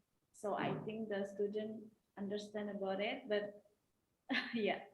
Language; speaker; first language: English; non-native, local second language; Indonesian